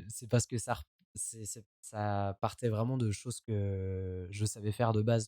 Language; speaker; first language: French; native; French